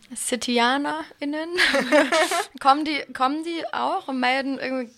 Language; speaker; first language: German; native; German